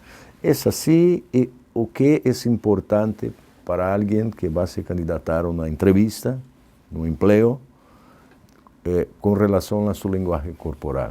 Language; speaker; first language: Spanish; non-native, fluent; Portuguese